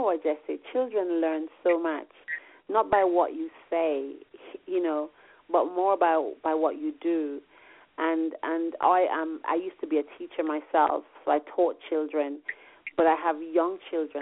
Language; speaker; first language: English; non-native, local second language; Jamaican Creole English